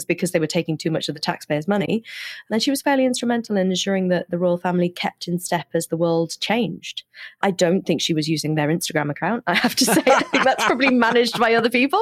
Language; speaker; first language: English; native; English